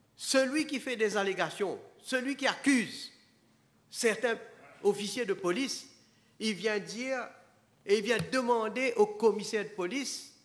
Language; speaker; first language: French; non-native, local second language; Morisyen